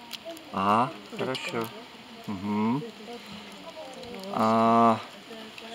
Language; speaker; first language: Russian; non-native, learner; Czech